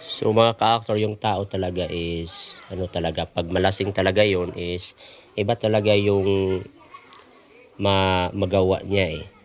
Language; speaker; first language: Filipino; non-native, local second language; Cebuano